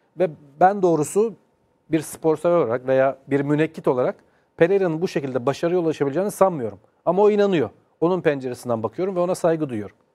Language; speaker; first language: Turkish; native; Turkish